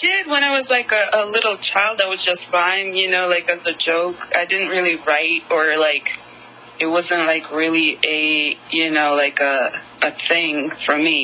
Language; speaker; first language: English; non-native, fluent; Russian